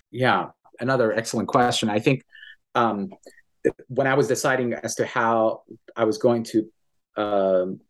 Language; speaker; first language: English; early bilingual, other home language; Persian